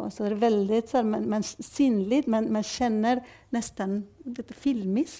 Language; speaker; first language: Swedish; non-native, fluent; Spanish